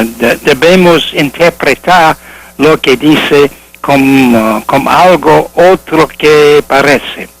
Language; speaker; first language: Spanish; non-native, learner; English